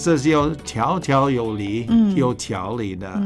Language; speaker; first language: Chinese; non-native, fluent; English